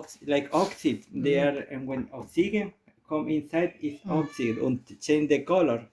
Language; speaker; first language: English; non-native, learner; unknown